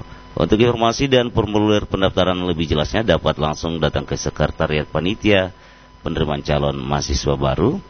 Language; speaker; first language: Indonesian; native; Indonesian